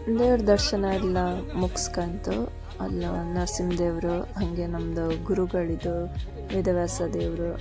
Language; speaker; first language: Kannada; non-native, local second language; Konkani